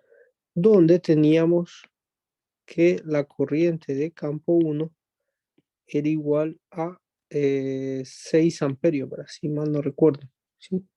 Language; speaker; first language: Spanish; native; Spanish